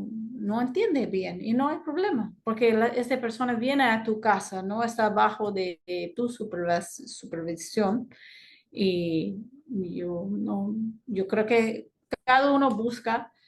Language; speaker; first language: Spanish; non-native, fluent; English